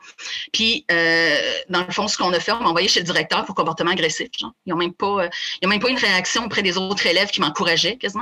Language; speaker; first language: French; native; French